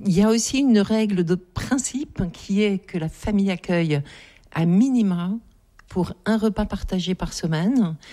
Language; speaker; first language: French; native; French